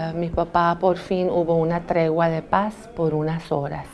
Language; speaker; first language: Spanish; early bilingual, other home language; Arabic